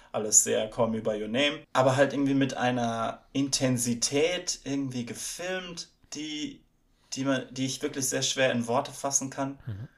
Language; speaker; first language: German; native; German